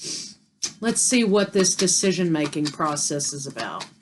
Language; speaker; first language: English; native; English